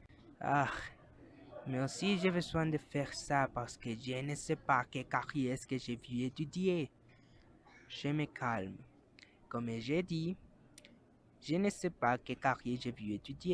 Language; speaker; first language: French; non-native, learner; Spanish